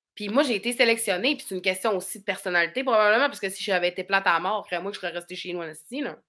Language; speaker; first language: French; native; French